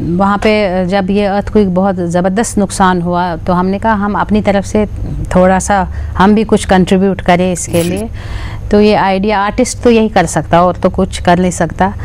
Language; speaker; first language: Hindi; non-native, local second language; Kashmiri